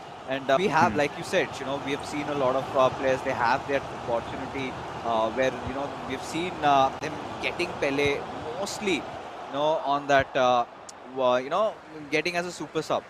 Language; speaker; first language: English; non-native, local second language; Hindi